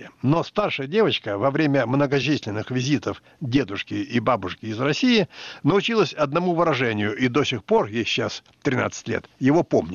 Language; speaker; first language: Russian; native; Russian